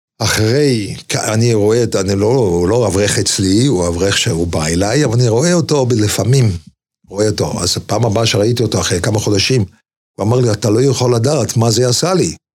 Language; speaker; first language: Hebrew; non-native, fluent; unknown